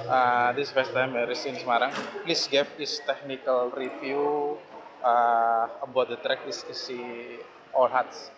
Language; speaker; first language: English; non-native, learner; Indonesian